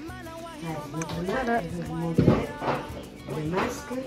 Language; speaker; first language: French; non-native, local second language; Comorian